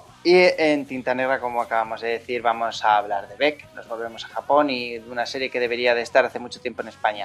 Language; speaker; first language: Spanish; native; Spanish